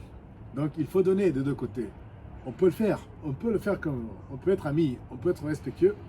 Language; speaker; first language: French; non-native, fluent; Spanish